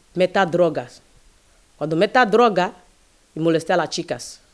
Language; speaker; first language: Spanish; non-native, learner; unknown